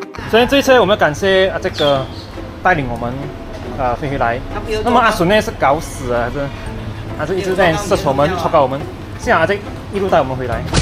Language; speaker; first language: Chinese; native; Chinese